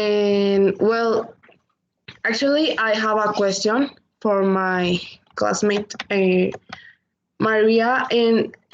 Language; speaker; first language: English; non-native, learner; Spanish